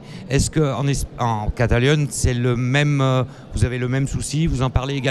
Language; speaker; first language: French; native; French